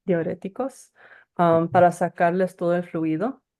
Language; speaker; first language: Spanish; early bilingual, heritage; Spanish